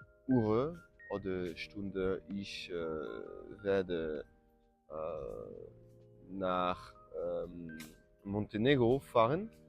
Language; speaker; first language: German; non-native, learner; French